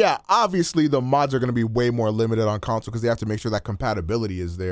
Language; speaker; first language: English; native; English